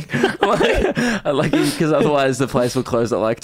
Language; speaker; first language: English; native; English